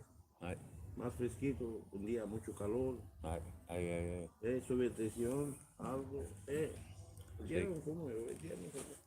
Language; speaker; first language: Spanish; non-native, learner; Romanian